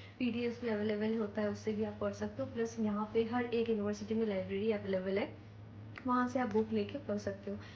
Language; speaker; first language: Hindi; native; Hindi